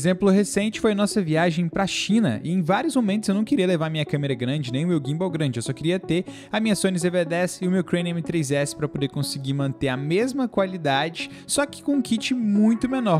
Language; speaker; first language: Portuguese; native; Portuguese